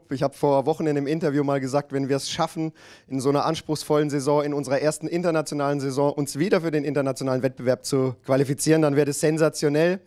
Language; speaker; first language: German; native; German